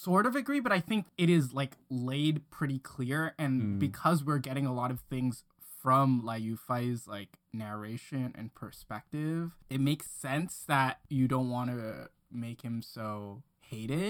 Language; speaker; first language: English; non-native, local second language; Cantonese